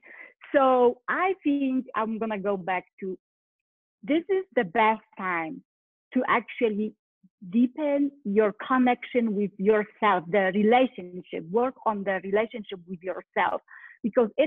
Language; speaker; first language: English; non-native, fluent; Polish